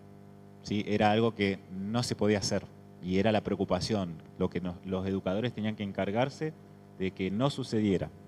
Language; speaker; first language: Spanish; native; Spanish